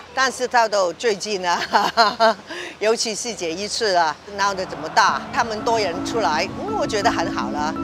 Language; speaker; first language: Chinese; non-native, local second language; Cantonese